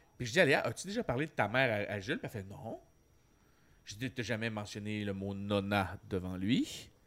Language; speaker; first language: French; native; French